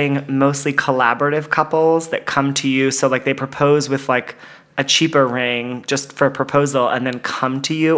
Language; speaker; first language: English; native; English